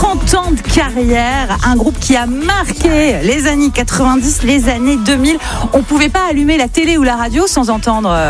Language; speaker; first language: French; native; French